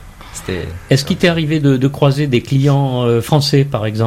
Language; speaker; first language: French; native; French